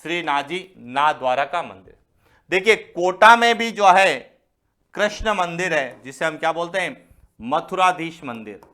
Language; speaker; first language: Hindi; native; Hindi